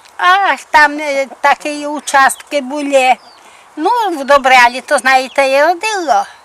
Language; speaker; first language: Ukrainian; native; Ukrainian